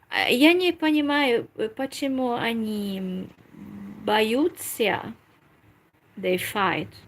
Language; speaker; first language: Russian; non-native, learner; Hungarian